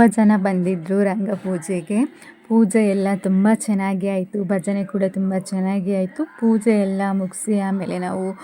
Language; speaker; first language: Kannada; non-native, local second language; Tulu